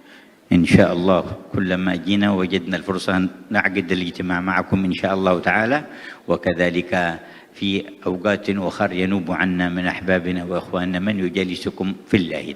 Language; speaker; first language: Arabic; native; Arabic